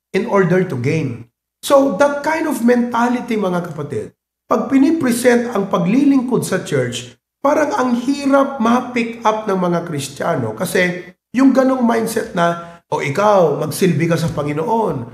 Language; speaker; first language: Filipino; non-native, local second language; Iloko